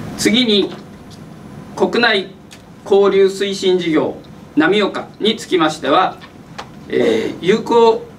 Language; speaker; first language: Japanese; native; Japanese